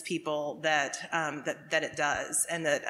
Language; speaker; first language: English; native; English